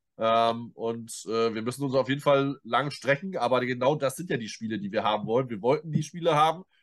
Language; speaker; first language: German; native; German